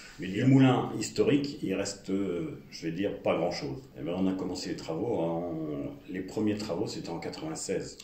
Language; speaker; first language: French; native; French